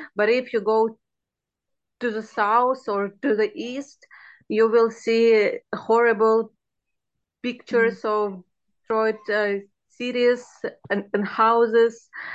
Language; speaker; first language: English; non-native, fluent; Ukrainian